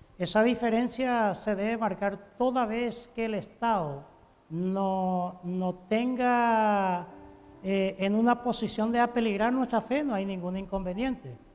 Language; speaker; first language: Spanish; non-native, local second language; Guarani